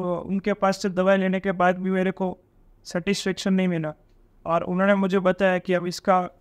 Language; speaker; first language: Hindi; non-native, local second language; Gujarati